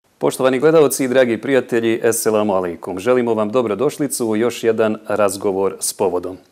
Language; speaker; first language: Bosnian; native; Bosnian